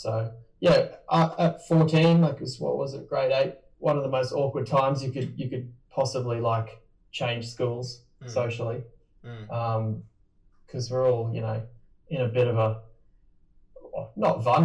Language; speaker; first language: English; native; English